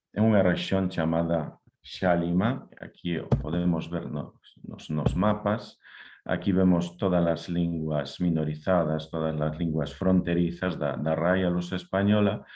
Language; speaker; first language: Galician; non-native, fluent; Polish